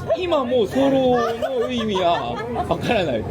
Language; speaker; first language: Japanese; non-native, learner; Korean